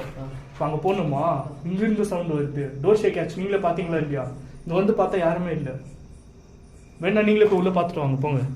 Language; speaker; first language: Tamil; native; Tamil